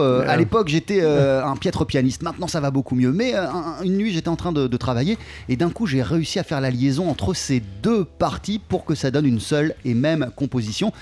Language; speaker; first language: French; native; French